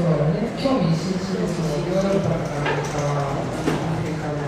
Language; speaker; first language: Japanese; early bilingual, heritage; Japanese